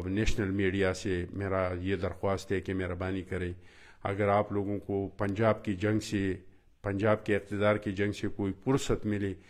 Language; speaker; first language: Urdu; non-native, local second language; Pashto